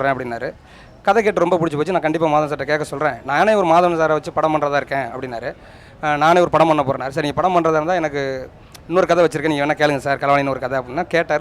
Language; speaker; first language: Tamil; native; Tamil